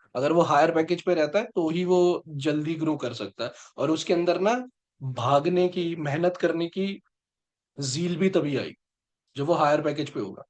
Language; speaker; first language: Hindi; native; Hindi